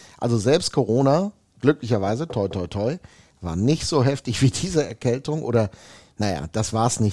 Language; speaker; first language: German; native; German